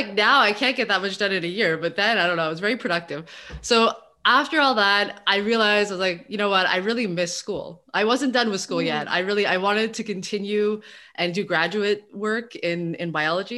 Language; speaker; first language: English; native; English